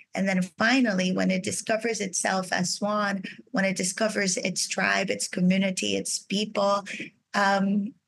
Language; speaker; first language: English; non-native, fluent; Portuguese